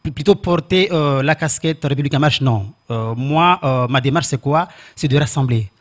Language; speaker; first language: French; non-native, local second language; Comorian